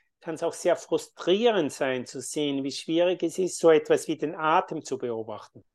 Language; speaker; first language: German; native; German